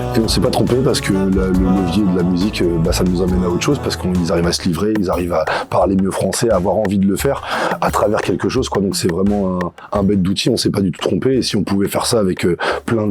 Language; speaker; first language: French; native; French